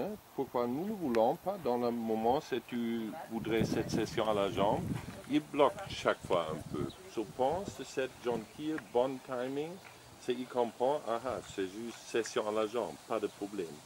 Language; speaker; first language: French; non-native, learner; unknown